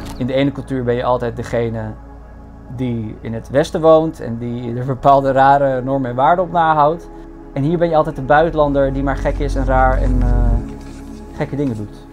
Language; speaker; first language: Dutch; early bilingual, other home language; Bosnian